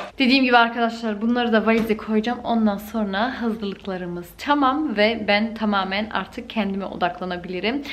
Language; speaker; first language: Turkish; early bilingual, heritage; Turkish